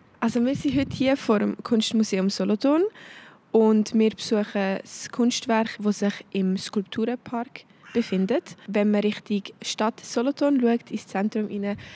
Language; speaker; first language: German; native; German